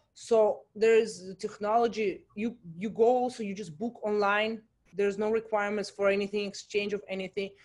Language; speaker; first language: English; non-native, fluent; Russian